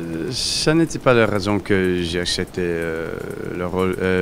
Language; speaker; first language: French; non-native, learner; English